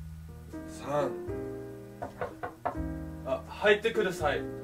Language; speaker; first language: Japanese; non-native, learner; English